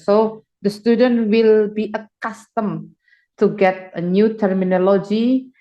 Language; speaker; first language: English; non-native, fluent; Indonesian